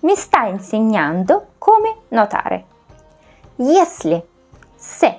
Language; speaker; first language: Italian; non-native, fluent; Russian